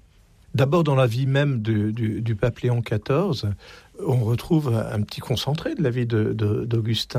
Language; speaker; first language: French; native; French